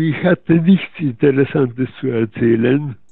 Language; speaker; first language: German; early bilingual, heritage; Polish